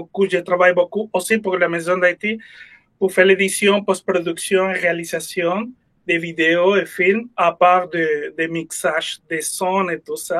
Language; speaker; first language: French; non-native, fluent; Spanish